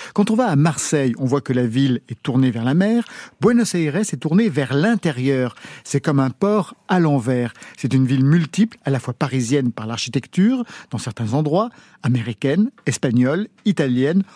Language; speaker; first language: French; native; French